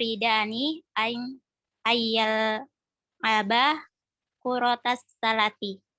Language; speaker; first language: Arabic; non-native, learner; Indonesian